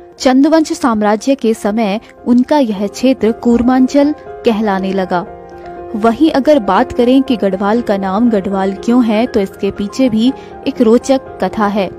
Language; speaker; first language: Hindi; native; Hindi